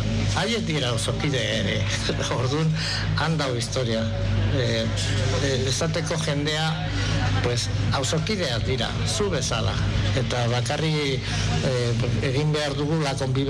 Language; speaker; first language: Basque; non-native, local second language; Spanish